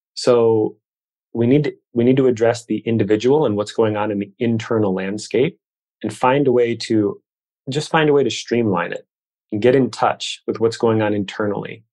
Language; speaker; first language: English; native; English